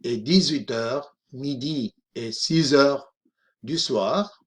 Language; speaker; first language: French; non-native, fluent; Spanish